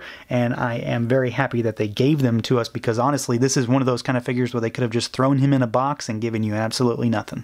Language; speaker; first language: English; native; English